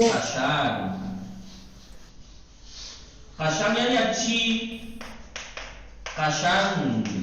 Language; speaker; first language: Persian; non-native, fluent; Urdu